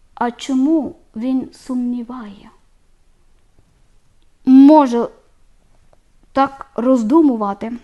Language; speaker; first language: Ukrainian; non-native, learner; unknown